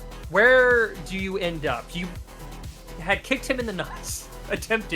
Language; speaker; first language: English; native; English